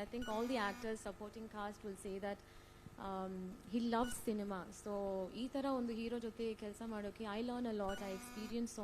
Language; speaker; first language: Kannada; non-native, learner; Tamil